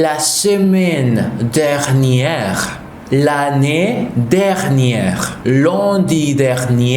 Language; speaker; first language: French; non-native, fluent; Spanish